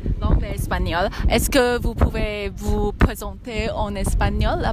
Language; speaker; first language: French; non-native, learner; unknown